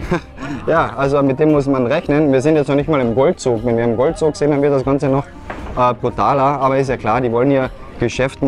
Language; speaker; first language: German; native; German